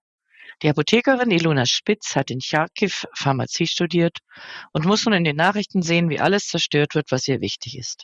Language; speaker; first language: German; native; German